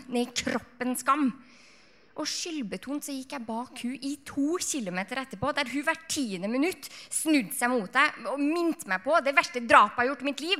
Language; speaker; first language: Norwegian; native; Norwegian